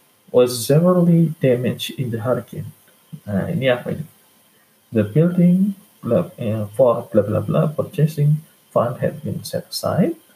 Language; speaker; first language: English; non-native, fluent; Indonesian